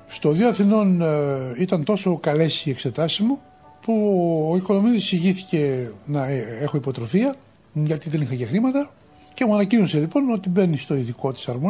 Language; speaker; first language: Greek; native; Greek